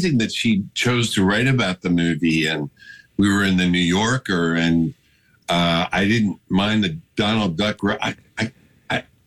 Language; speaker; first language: English; native; English